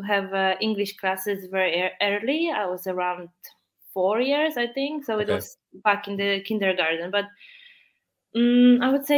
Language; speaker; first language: English; non-native, fluent; Polish